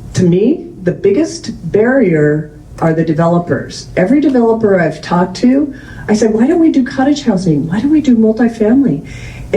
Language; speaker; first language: English; native; English